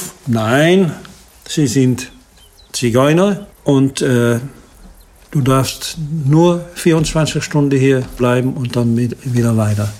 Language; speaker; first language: German; non-native, fluent; Dutch